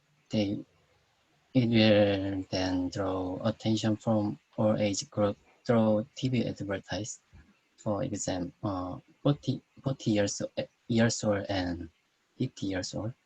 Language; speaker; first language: English; non-native, learner; Korean